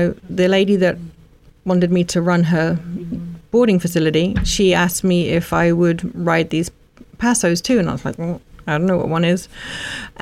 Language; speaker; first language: English; native; English